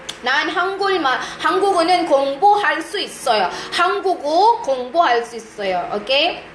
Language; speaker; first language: Korean; non-native, fluent; Iloko